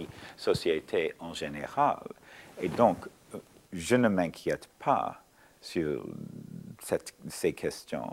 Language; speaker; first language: French; non-native, fluent; English